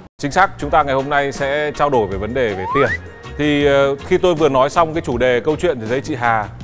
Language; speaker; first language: Vietnamese; native; Vietnamese